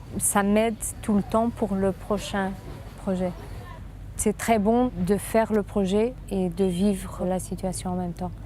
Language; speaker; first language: French; non-native, fluent; Portuguese